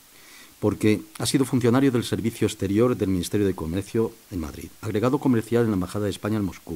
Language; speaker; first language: Spanish; native; Spanish